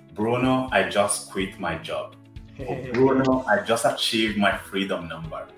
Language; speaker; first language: English; non-native, fluent; Italian